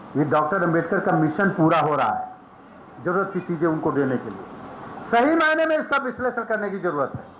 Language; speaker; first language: Hindi; native; Hindi